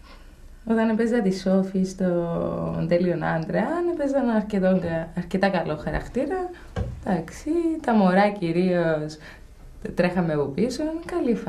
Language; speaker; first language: Greek; native; Greek